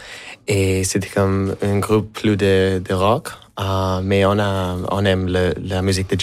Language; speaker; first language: French; non-native, fluent; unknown